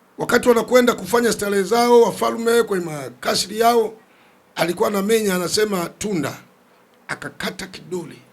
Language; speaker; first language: Swahili; native; Swahili